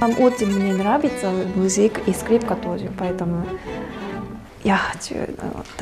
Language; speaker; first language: Russian; non-native, learner; Japanese